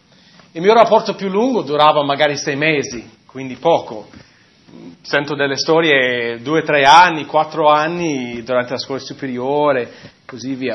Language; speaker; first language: Italian; non-native, fluent; English